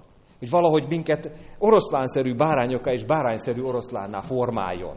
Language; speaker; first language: Hungarian; native; Hungarian